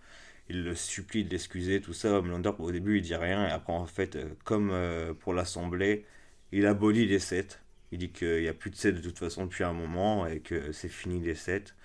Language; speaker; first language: French; native; French